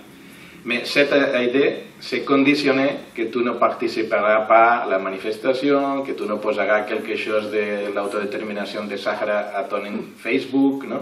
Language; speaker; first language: French; non-native, learner; Catalan